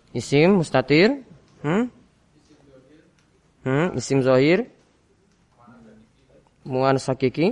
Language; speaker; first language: Arabic; non-native, fluent; Indonesian